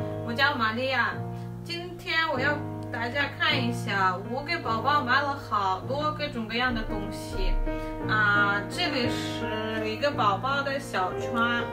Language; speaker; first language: Chinese; non-native, fluent; Russian